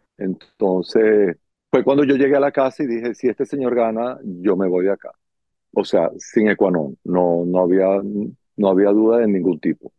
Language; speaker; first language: Spanish; native; Spanish